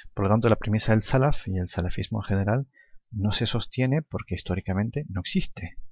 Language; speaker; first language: Spanish; non-native, fluent; Arabic